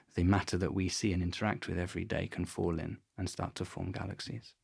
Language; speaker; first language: English; native; English